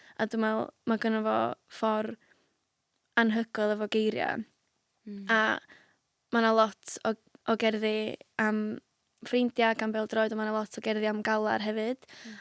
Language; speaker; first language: Welsh; native; Welsh